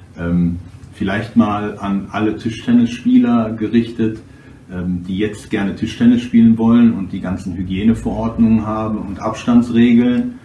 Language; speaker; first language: German; native; German